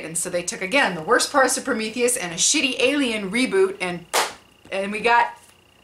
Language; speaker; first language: English; native; English